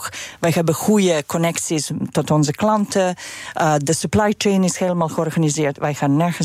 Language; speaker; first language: Dutch; non-native, fluent; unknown